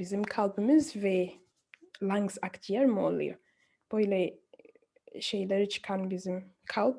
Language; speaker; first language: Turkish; non-native, fluent; English